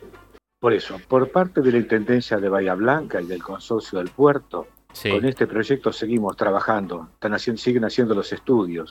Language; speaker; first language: Spanish; native; Spanish